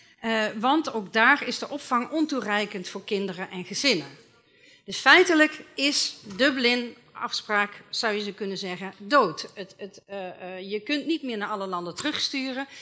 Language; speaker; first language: Dutch; native; Dutch